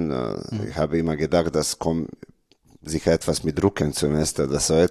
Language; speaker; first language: German; non-native, learner; Serbian